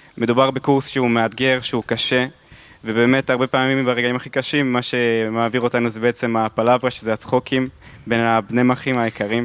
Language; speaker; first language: Hebrew; early bilingual, other home language; Hungarian